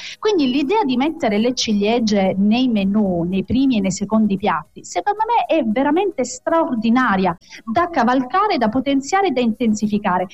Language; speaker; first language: Italian; native; Italian